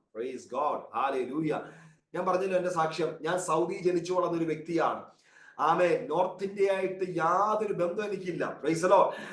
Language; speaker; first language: Malayalam; early bilingual, heritage; Malayalam